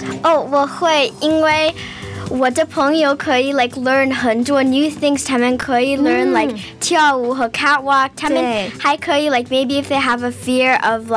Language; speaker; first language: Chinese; early bilingual, other home language; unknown